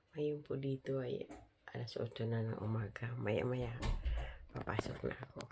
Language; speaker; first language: Filipino; non-native, local second language; Cebuano